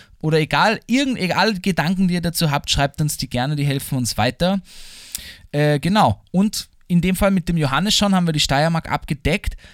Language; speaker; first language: German; native; German